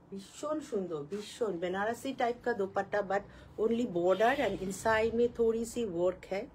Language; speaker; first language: Hindi; non-native, local second language; Bangla